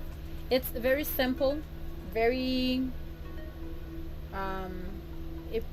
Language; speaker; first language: English; non-native, learner; French